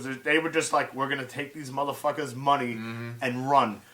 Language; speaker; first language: English; native; English